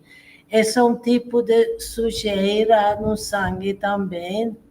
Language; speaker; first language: Portuguese; non-native, fluent; Swedish